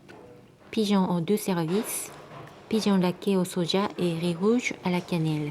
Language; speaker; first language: French; non-native, fluent; Japanese